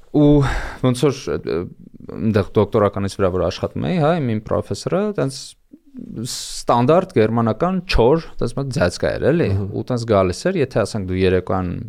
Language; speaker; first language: Armenian; native; Armenian